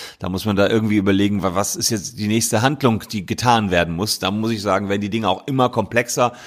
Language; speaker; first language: German; native; German